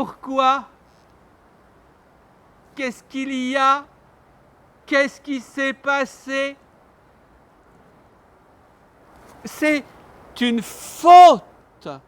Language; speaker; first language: French; non-native, learner; Armenian